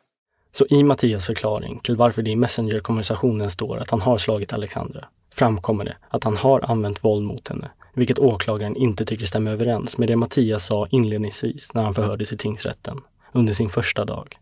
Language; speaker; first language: Swedish; native; Swedish